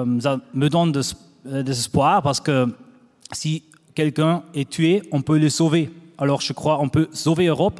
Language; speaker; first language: French; non-native, fluent; German